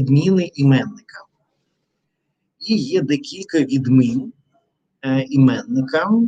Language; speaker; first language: Ukrainian; non-native, learner; Russian